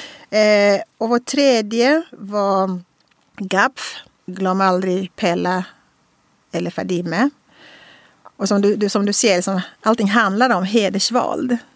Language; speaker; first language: Swedish; non-native, fluent; Portuguese